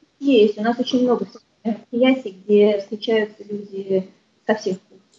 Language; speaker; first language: Russian; native; Russian